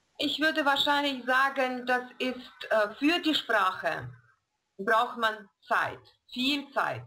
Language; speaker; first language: German; non-native, fluent; Russian